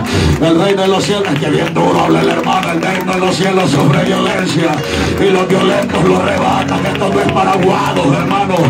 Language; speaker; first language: Spanish; native; Spanish